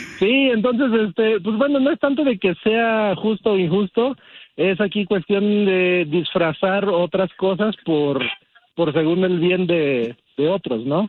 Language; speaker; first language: Spanish; early bilingual, heritage; Spanish